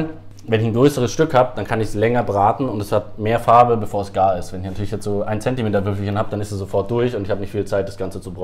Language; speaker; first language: German; native; German